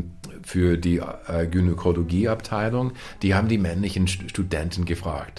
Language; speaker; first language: German; non-native, fluent; English